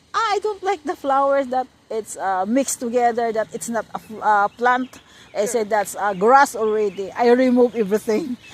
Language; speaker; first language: English; non-native, local second language; Cebuano